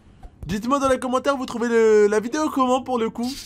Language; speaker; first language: French; native; French